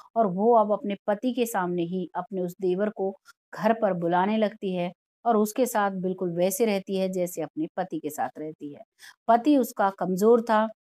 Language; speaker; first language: Hindi; native; Hindi